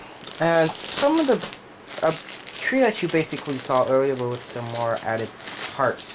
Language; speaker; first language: English; native; English